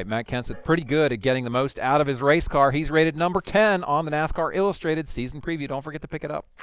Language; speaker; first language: English; native; English